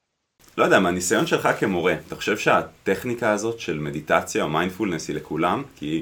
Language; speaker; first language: Hebrew; native; Hebrew